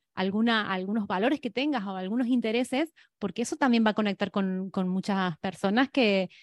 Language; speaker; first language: Spanish; native; Spanish